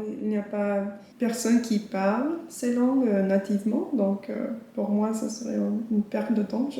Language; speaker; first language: French; non-native, fluent; English